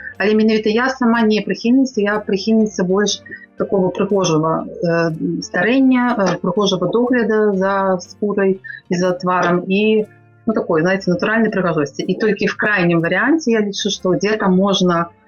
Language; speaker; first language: Belarusian; non-native, local second language; Russian